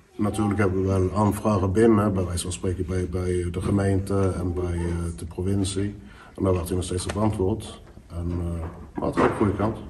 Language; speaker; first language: Dutch; non-native, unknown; Norwegian